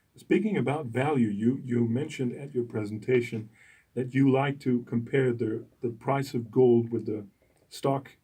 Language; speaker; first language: English; non-native, fluent; Danish